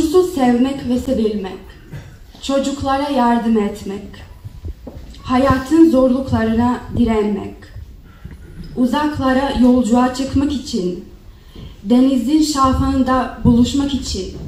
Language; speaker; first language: Turkish; non-native, learner; Bosnian